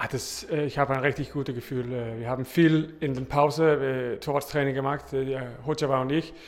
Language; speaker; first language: German; non-native, fluent; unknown